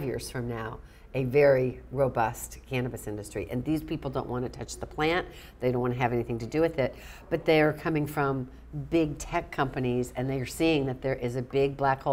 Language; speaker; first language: English; native; English